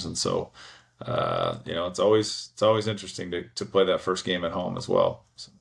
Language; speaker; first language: English; native; English